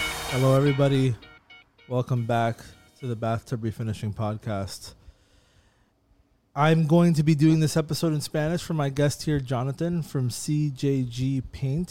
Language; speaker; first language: English; early bilingual, other home language; Spanish